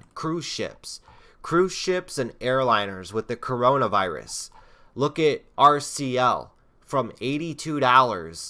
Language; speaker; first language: English; native; English